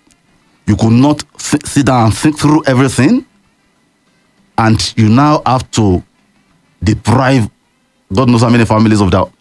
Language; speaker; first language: English; non-native, local second language; Yoruba